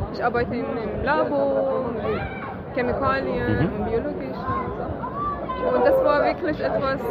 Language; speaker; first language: German; non-native, learner; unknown